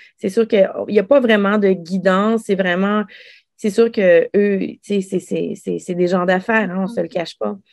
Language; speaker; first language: French; early bilingual, other home language; Lao